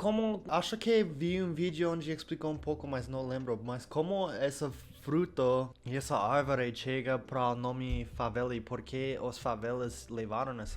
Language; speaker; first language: Portuguese; non-native, learner; English